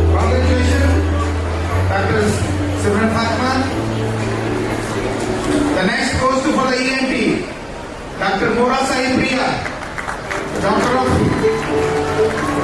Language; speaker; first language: English; non-native, local second language; Telugu